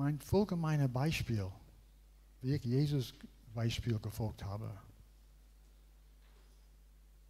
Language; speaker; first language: German; non-native, learner; English